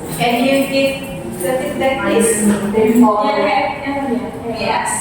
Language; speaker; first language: English; non-native, fluent; Indonesian